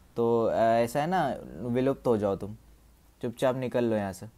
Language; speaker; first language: Hindi; native; Hindi